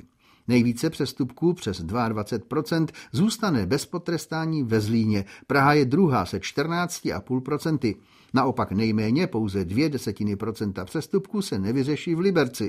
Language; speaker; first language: Czech; native; Czech